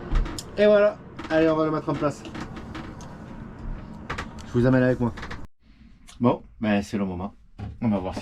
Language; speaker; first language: French; native; French